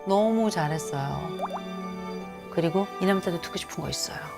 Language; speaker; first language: Korean; native; Korean